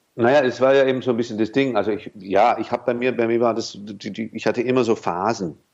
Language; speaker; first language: German; native; German